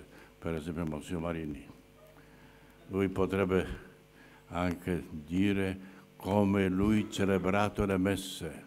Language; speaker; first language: Italian; non-native, fluent; Polish